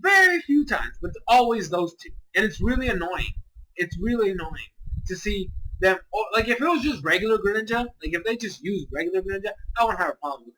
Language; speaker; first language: English; native; English